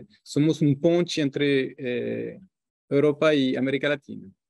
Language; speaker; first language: Portuguese; non-native, fluent; French